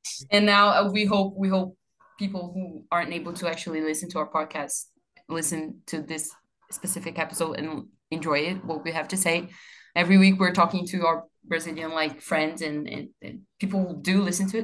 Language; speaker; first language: English; non-native, fluent; Portuguese